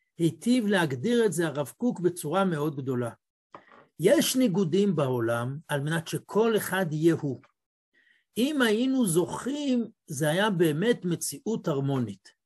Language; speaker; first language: Hebrew; native; Hebrew